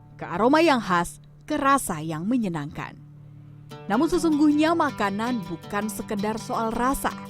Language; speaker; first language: Indonesian; native; Indonesian